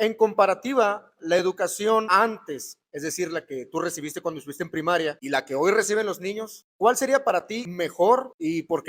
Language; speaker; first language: Spanish; native; Spanish